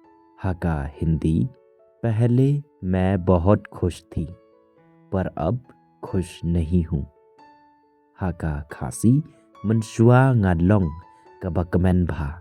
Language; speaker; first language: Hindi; non-native, local second language; Khasi